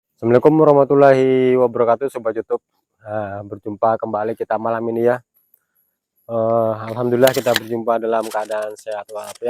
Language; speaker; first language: Indonesian; non-native, local second language; Banjar